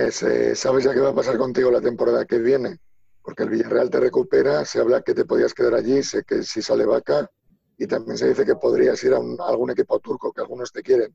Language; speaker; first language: Spanish; native; Spanish